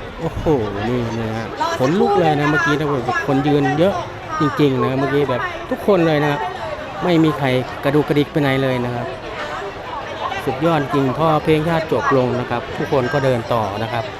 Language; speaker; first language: Thai; native; Thai